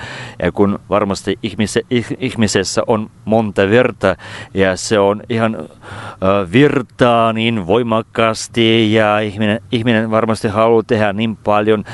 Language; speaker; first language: Finnish; non-native, fluent; Russian